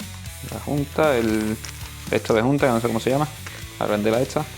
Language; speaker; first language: Spanish; native; Spanish